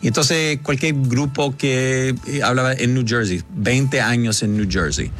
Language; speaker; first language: Spanish; early bilingual, heritage; English